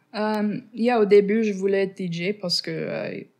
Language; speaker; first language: French; non-native, fluent; English